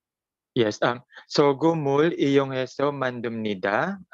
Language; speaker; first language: Korean; non-native, learner; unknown